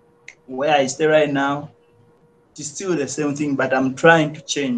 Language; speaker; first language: English; non-native, local second language; Ganda